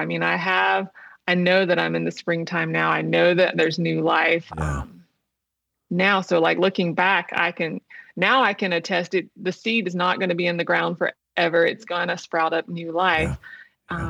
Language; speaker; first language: English; native; English